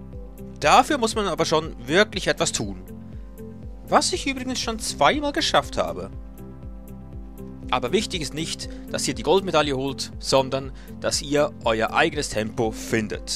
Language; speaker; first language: German; native; German